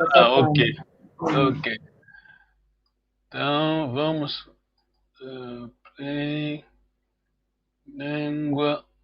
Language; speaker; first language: Portuguese; non-native, fluent; Kongo